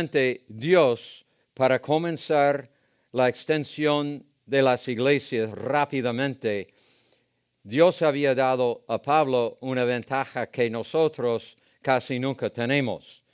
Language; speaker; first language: Spanish; non-native, fluent; English